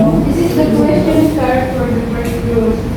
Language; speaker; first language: English; non-native, learner; Indonesian